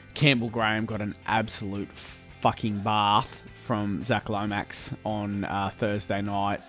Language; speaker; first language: English; native; English